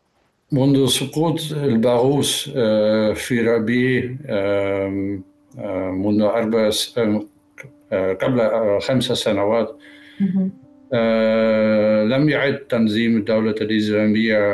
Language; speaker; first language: Arabic; non-native, learner; Dutch